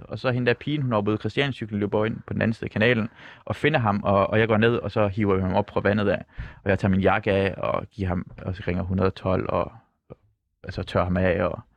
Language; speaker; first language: Danish; non-native, local second language; Persian